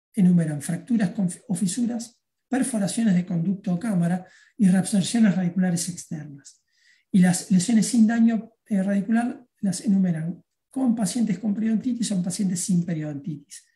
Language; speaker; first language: Spanish; native; Spanish